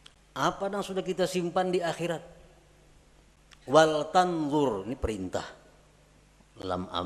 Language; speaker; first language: Indonesian; non-native, local second language; Banjar